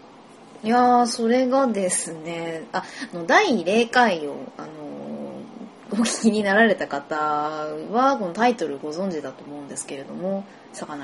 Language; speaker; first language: Japanese; native; Japanese